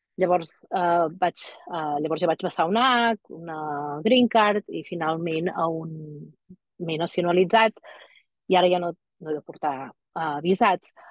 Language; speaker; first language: Catalan; native; Catalan